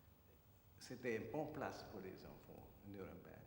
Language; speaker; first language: French; non-native, fluent; German